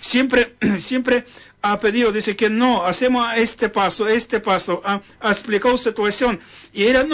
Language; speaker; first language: Spanish; non-native, learner; Ukrainian